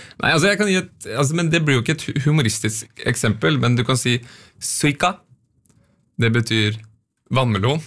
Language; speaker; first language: Norwegian; native; Norwegian